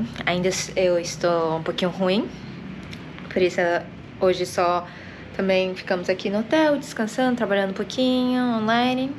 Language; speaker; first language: Portuguese; early bilingual, heritage; Portuguese